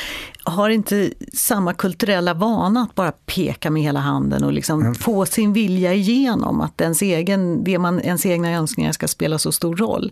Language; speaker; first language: Swedish; native; Swedish